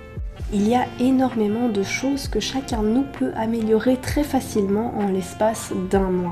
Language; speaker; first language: French; native; French